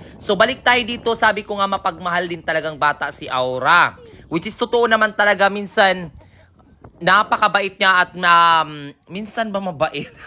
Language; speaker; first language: Filipino; non-native, local second language; Cebuano